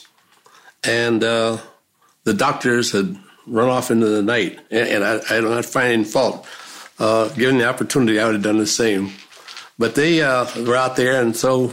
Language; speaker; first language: English; native; English